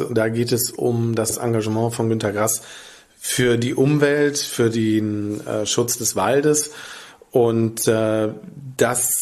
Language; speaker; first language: German; native; German